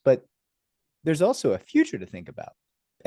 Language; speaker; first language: English; native; English